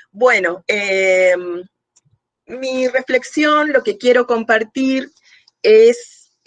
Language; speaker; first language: Spanish; native; Spanish